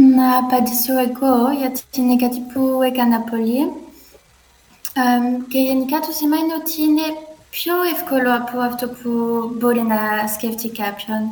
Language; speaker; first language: Greek; non-native, learner; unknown